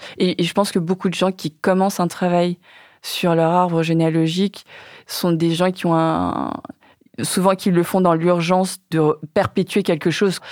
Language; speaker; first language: French; early bilingual, other home language; Vietnamese